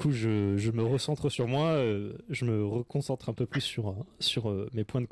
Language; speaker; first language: French; native; French